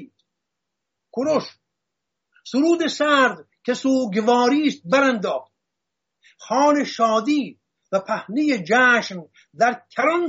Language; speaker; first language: Persian; native; Persian